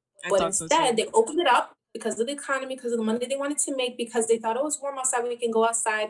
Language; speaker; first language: English; native; English